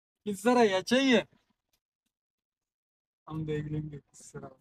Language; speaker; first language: Hindi; non-native, learner; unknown